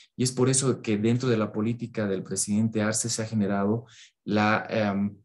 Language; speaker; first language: Spanish; native; Spanish